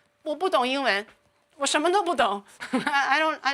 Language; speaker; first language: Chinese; non-native, learner; English